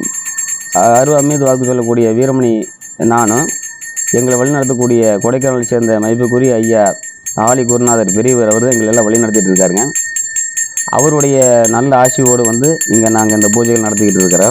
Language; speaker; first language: Tamil; native; Tamil